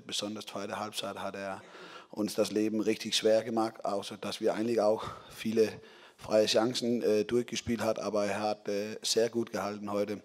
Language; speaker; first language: German; non-native, fluent; Danish